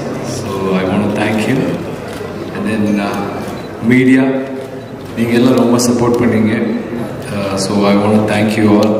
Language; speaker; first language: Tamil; non-native, learner; Kannada